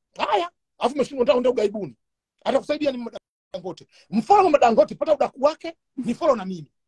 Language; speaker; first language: Swahili; native; Swahili